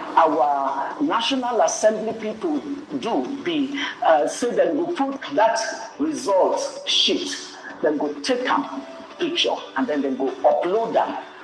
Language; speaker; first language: Nigerian Pidgin; native; Nigerian Pidgin